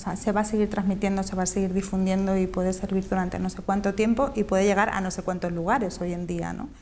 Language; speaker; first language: Spanish; native; Spanish